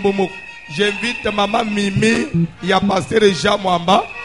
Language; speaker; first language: French; non-native, local second language; Lingala